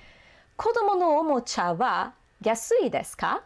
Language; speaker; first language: Japanese; non-native, fluent; English